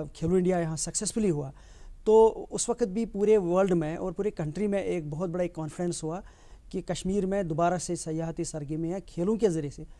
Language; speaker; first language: Hindi; non-native, local second language; Kashmiri